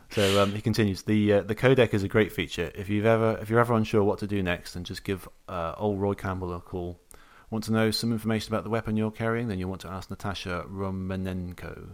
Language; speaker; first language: English; native; English